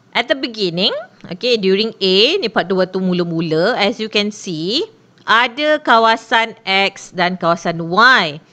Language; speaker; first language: English; non-native, local second language; Malay